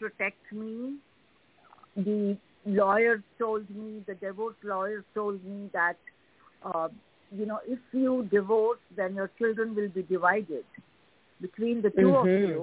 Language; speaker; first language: English; non-native, local second language; Hindi